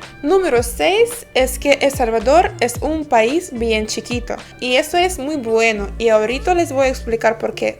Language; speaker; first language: Spanish; non-native, fluent; Ukrainian